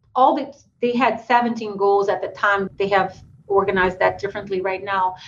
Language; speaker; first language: English; non-native, fluent; Portuguese